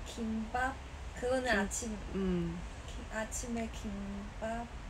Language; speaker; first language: Korean; non-native, fluent; Chinese